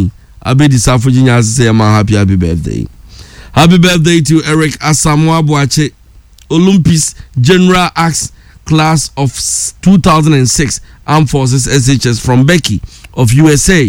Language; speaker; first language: English; non-native, local second language; Akan